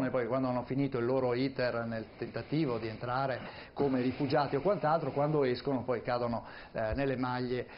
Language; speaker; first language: Italian; native; Italian